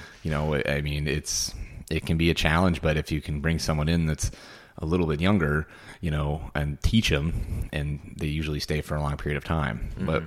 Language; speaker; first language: English; native; English